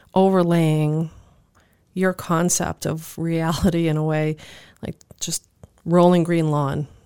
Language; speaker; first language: English; native; English